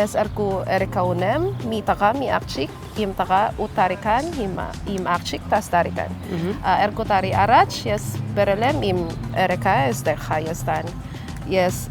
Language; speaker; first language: Armenian; non-native, learner; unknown